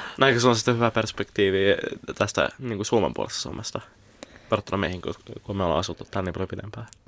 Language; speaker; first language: Finnish; early bilingual, heritage; Finnish